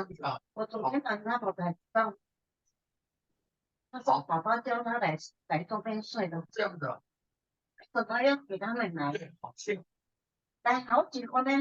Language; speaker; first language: Chinese; early bilingual, heritage; Chinese